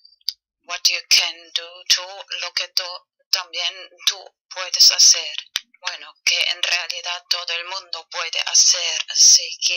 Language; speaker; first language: Spanish; non-native, fluent; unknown